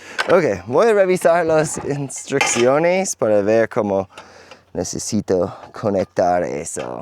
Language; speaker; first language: Spanish; non-native, learner; English